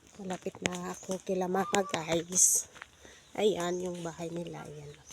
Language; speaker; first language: Filipino; non-native, local second language; Cebuano